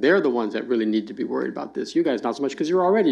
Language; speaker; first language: English; native; English